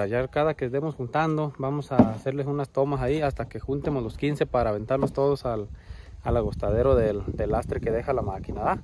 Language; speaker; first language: Spanish; native; Spanish